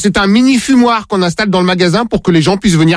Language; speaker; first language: French; native; French